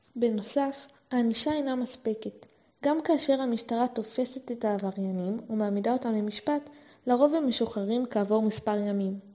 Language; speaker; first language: Hebrew; native; Hebrew